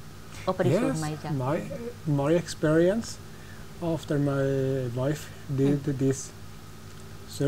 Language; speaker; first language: English; non-native, fluent; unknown